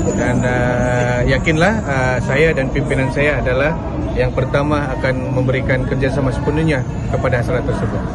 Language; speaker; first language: Malay; non-native, local second language; Central Dusun